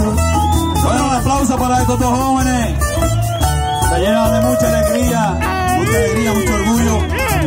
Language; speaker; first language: Spanish; native; Spanish